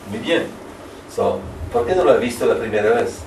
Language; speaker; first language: Spanish; non-native, learner; French